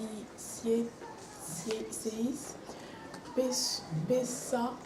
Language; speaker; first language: Spanish; non-native, learner; French